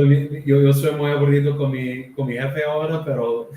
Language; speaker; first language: Spanish; non-native, learner; English